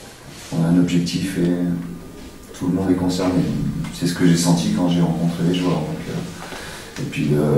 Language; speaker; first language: French; native; French